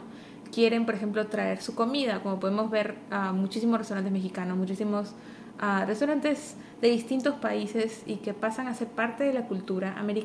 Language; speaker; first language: Spanish; early bilingual, heritage; Spanish